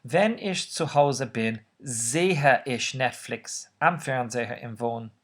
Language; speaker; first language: German; non-native, fluent; Irish